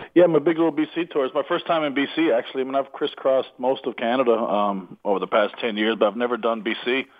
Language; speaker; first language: English; native; English